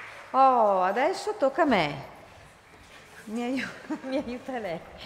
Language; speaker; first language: Italian; native; Italian